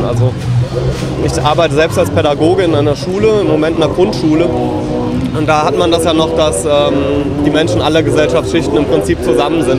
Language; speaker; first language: German; native; German